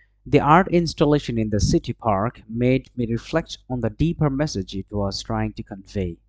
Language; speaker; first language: English; non-native, local second language; Bangla